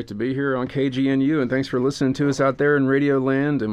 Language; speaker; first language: English; native; English